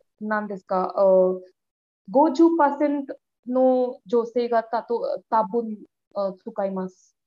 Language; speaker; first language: Japanese; non-native, learner; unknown